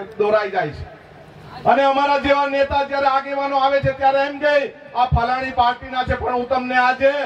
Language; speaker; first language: Gujarati; non-native, local second language; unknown